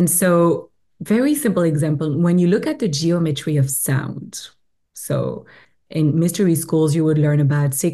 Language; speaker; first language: English; non-native, fluent; French